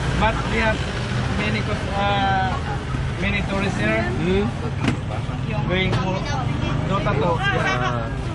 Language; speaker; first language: English; non-native, learner; Filipino